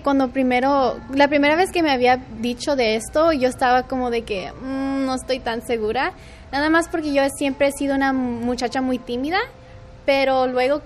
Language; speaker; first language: Spanish; early bilingual, heritage; Spanish